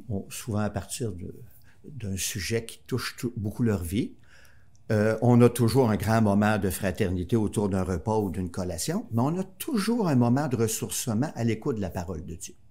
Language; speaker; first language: French; native; French